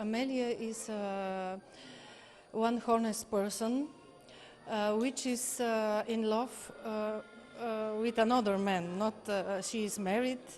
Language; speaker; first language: English; non-native, learner; Bulgarian